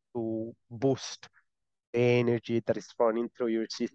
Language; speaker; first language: English; non-native, fluent; Spanish